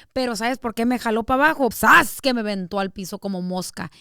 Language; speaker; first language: Spanish; early bilingual, heritage; Spanish